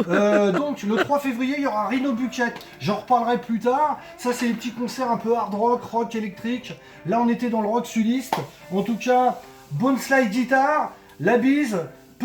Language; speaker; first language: French; native; French